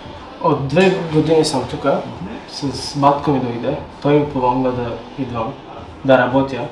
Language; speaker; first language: Bulgarian; non-native, local second language; Turkish